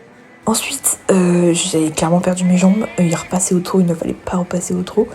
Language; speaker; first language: French; native; French